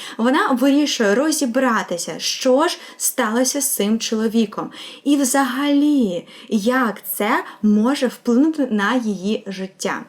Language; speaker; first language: Ukrainian; non-native, local second language; Russian